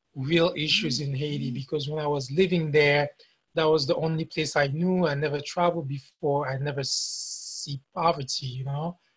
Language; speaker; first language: English; non-native, fluent; Haitian Creole